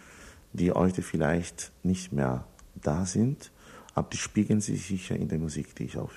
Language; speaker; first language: German; non-native, fluent; Italian